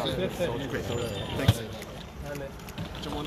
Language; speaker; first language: Italian; non-native, learner; French